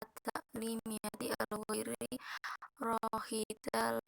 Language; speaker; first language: Arabic; non-native, learner; Indonesian